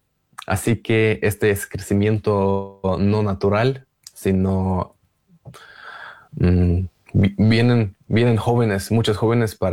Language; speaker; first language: Spanish; non-native, fluent; Russian